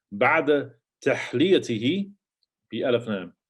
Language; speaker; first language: Arabic; non-native, fluent; English